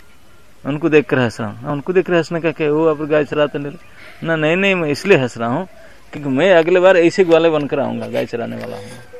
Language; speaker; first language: Hindi; non-native, local second language; Odia